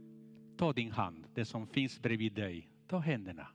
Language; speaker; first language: Swedish; non-native, fluent; Spanish